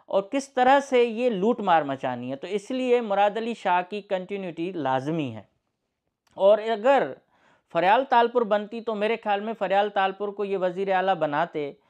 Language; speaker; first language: Urdu; non-native, local second language; Sindhi